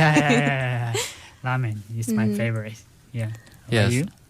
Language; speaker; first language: English; non-native, fluent; Chinese